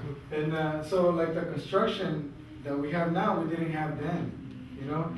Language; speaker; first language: English; early bilingual, other home language; Spanish